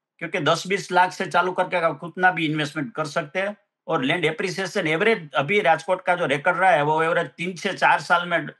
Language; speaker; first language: Hindi; non-native, local second language; Gujarati